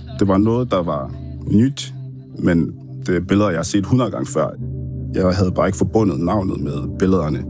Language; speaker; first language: Danish; early bilingual, other home language; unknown